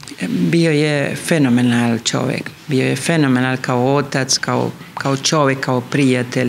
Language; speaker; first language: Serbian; early bilingual, heritage; Spanish